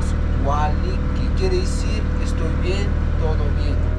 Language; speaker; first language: Spanish; non-native, local second language; Aymara